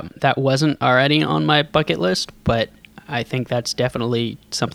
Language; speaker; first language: English; native; English